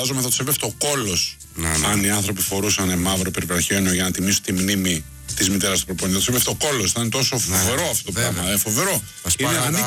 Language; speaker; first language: Greek; native; Greek